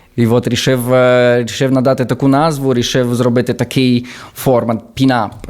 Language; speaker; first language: Ukrainian; early bilingual, heritage; Ukrainian